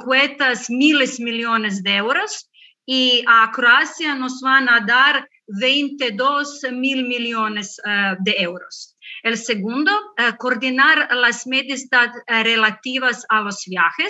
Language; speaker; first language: Spanish; non-native, learner; Croatian